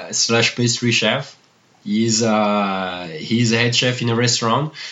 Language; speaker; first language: English; non-native, fluent; French